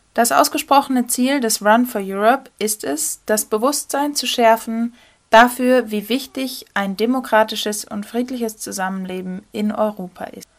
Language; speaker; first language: German; native; German